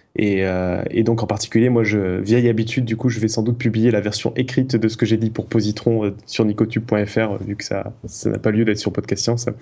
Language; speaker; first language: French; native; French